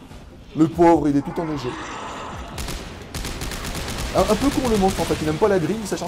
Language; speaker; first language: French; native; French